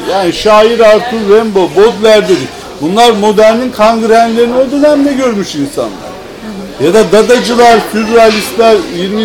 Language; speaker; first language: Turkish; native; Turkish